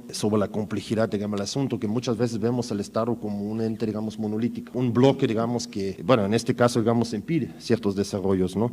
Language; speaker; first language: Spanish; native; Spanish